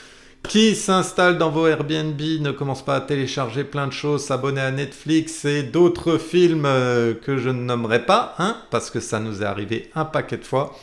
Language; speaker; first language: French; native; French